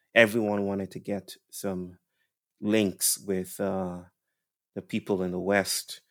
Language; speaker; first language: English; non-native, local second language; Yoruba